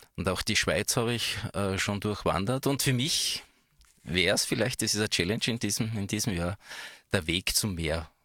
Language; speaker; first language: German; native; German